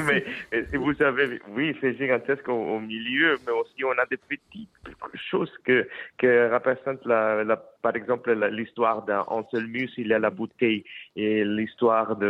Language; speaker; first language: French; non-native, fluent; Spanish